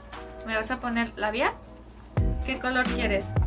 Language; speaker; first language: Spanish; native; Spanish